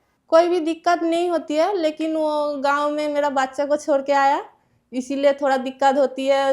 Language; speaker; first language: Hindi; non-native, local second language; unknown